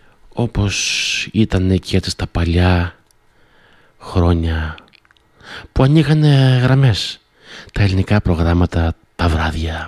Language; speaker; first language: Greek; native; Greek